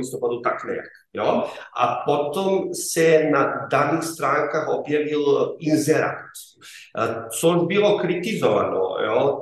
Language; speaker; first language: Czech; non-native, fluent; Serbian